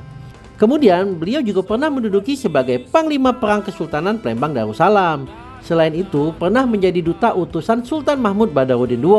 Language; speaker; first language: Indonesian; native; Indonesian